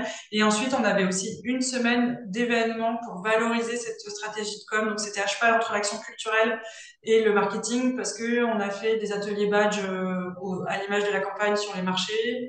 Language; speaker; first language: French; native; French